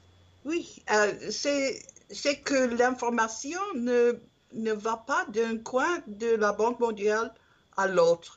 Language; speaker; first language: French; non-native, learner; English